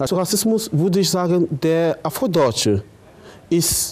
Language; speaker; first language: German; non-native, fluent; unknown